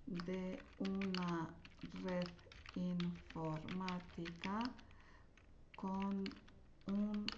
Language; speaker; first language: Spanish; non-native, local second language; Basque